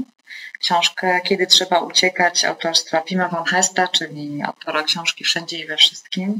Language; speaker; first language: Polish; native; Polish